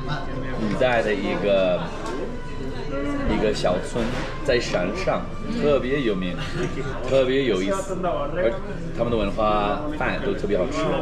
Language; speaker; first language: Chinese; non-native, fluent; English